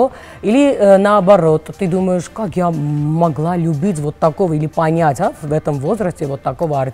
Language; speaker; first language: Russian; non-native, local second language; Armenian